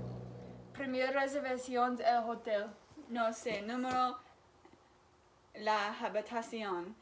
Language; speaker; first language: Spanish; non-native, learner; English